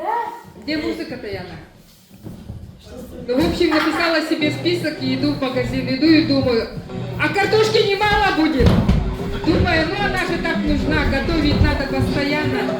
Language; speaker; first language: Russian; native; Russian